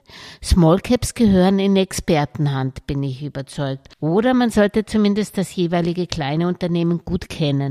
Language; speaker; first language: German; native; German